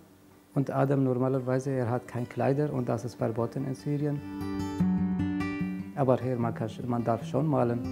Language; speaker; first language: German; non-native, learner; Arabic